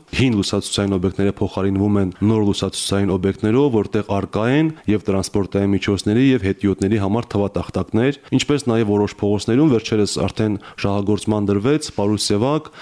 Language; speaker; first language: Armenian; native; Armenian